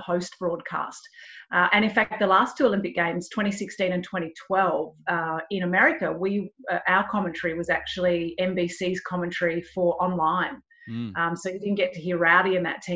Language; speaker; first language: English; native; English